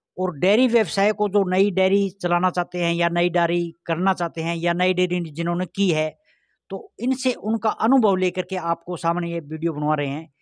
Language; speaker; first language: Hindi; native; Hindi